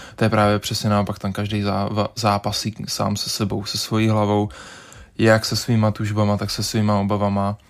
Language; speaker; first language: Czech; native; Czech